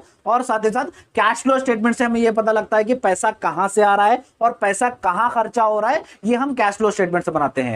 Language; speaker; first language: Hindi; native; Hindi